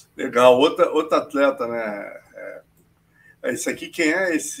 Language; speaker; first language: Portuguese; native; Portuguese